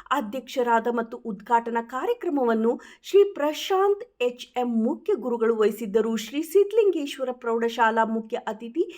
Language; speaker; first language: Kannada; native; Kannada